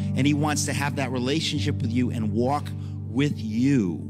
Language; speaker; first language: English; native; English